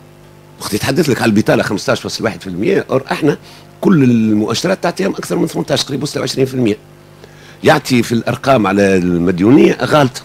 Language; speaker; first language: Arabic; native; Arabic